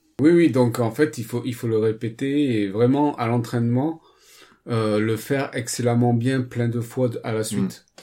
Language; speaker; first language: French; native; French